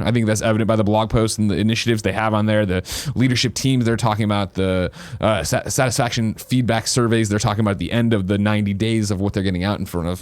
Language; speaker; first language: English; native; English